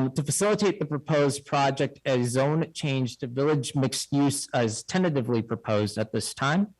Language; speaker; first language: English; native; English